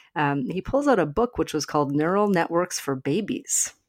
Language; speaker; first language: English; native; English